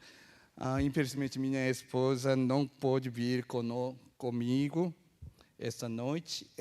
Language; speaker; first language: Portuguese; non-native, fluent; Korean